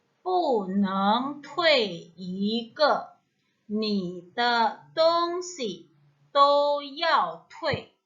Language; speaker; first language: Chinese; non-native, fluent; Indonesian